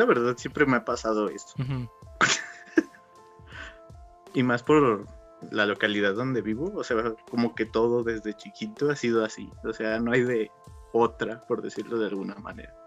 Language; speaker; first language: Spanish; native; Spanish